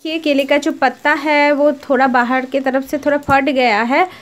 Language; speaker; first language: Hindi; non-native, local second language; Bangla